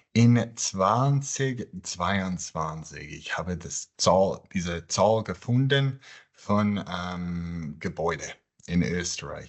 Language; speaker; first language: German; non-native, fluent; English